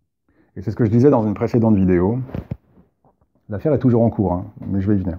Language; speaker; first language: French; native; French